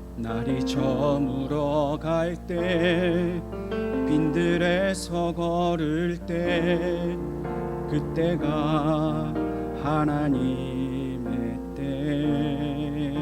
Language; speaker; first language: Korean; native; Korean